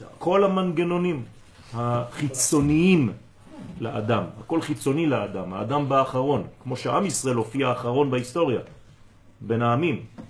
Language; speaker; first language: Hebrew; non-native, fluent; French